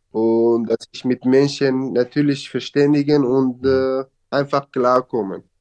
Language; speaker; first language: German; non-native, fluent; Kurdish